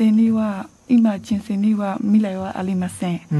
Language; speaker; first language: Japanese; non-native, learner; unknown